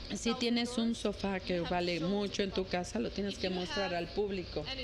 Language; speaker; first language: Spanish; non-native, fluent; Ukrainian